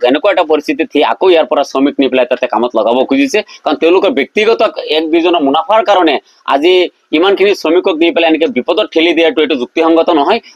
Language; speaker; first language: Assamese; non-native, local second language; Bangla